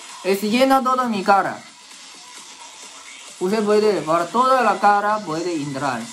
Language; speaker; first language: Spanish; non-native, learner; Chinese